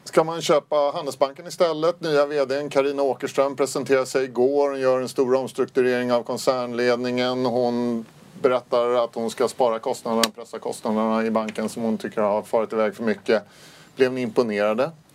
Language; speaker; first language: Swedish; native; Swedish